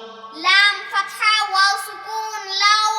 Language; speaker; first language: Arabic; non-native, learner; Bangla